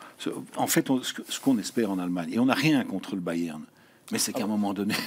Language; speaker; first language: French; native; French